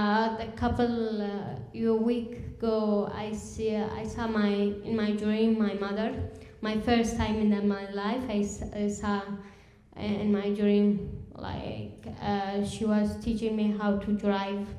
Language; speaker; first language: English; non-native, learner; Kurdish